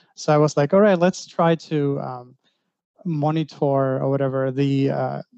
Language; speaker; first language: English; non-native, fluent; Greek